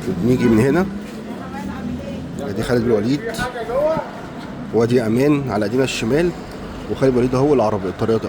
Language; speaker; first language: Arabic; native; Arabic